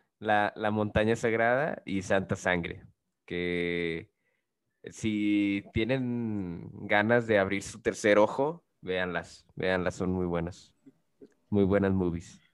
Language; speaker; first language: Spanish; native; Spanish